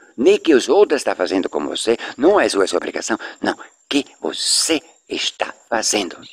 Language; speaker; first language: Portuguese; non-native, fluent; Swiss German